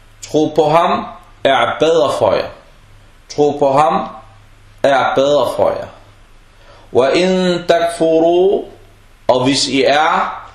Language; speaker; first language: Danish; non-native, fluent; Arabic